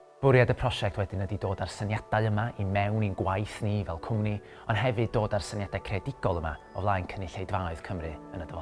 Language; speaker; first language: Welsh; native; Welsh